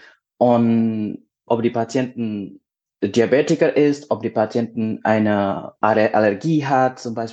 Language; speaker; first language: German; non-native, fluent; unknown